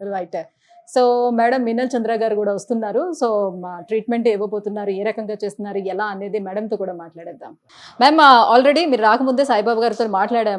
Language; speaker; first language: Telugu; native; Telugu